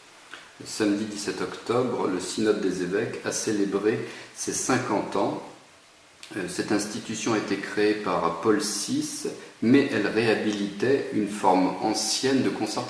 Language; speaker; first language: French; native; French